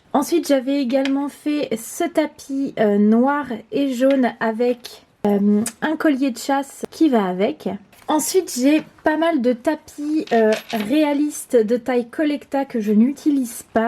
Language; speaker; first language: French; native; French